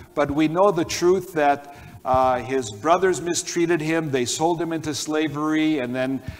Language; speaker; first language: English; non-native, fluent; Armenian